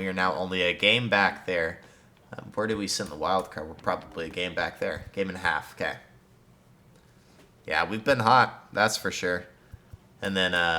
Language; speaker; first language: English; native; English